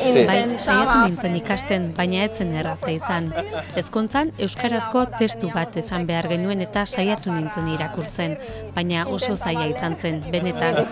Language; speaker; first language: Basque; non-native, fluent; Polish